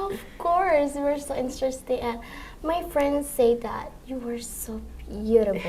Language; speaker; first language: English; non-native, learner; Indonesian